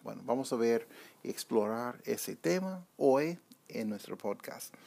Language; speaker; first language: Spanish; non-native, fluent; English